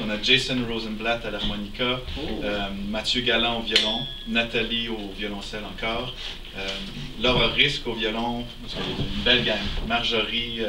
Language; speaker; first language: French; native; French